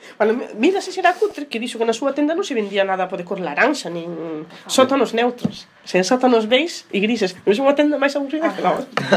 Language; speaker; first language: Galician; non-native, local second language; Spanish